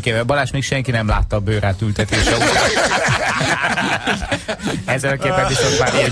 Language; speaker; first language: Hungarian; native; Hungarian